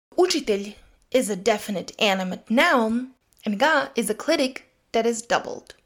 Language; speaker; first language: English; non-native, fluent; Serbian